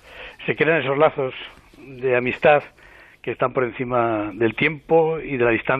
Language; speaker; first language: Spanish; native; Spanish